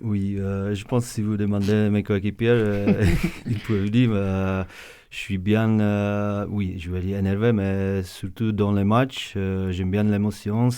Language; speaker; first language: French; non-native, fluent; Czech